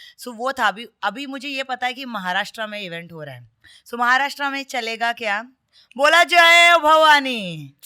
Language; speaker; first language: Hindi; non-native, local second language; Marathi